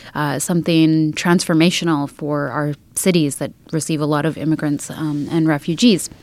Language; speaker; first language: English; native; English